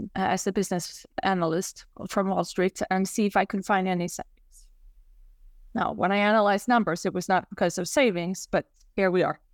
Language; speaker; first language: English; non-native, fluent; Swedish